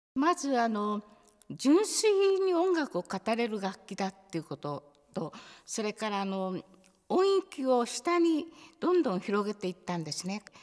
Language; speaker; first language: Japanese; native; Japanese